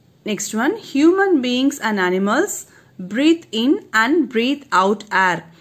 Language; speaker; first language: English; non-native, local second language; Tamil